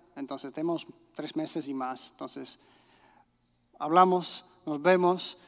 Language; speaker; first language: Spanish; non-native, fluent; English